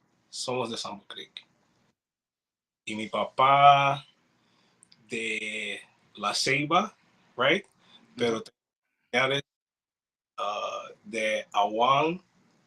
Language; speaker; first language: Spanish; early bilingual, heritage; English